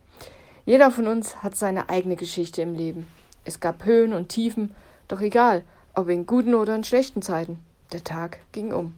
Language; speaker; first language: German; native; German